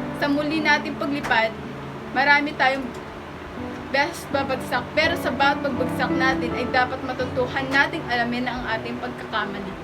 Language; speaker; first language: Filipino; native; Filipino